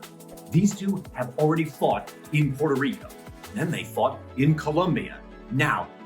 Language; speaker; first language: English; native; English